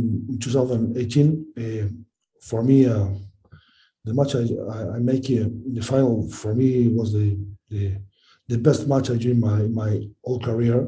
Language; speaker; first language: English; non-native, learner; Spanish